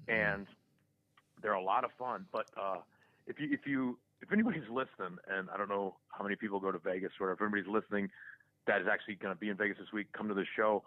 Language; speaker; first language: English; native; English